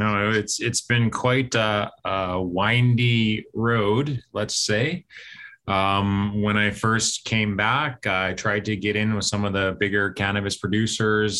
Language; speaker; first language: English; native; English